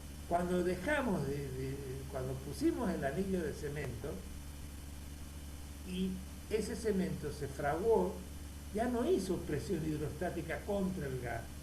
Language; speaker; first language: Spanish; native; Spanish